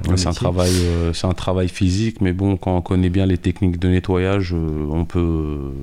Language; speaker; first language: French; native; French